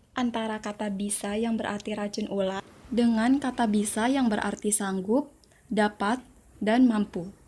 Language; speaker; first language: Indonesian; native; Indonesian